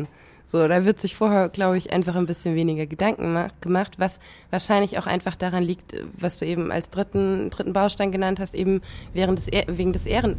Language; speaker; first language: German; native; German